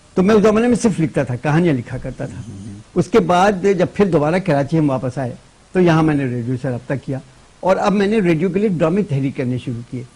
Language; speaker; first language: Urdu; native; Urdu